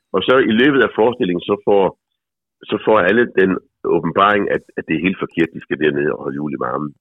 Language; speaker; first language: Danish; native; Danish